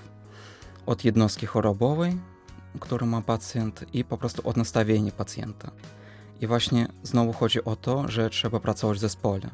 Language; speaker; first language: Polish; non-native, fluent; Russian